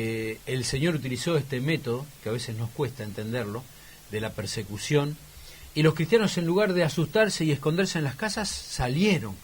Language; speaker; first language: Spanish; native; Spanish